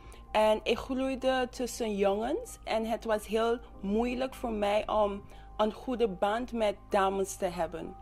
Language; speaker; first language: Dutch; non-native, local second language; English